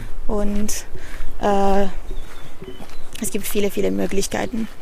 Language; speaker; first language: German; non-native, fluent; Italian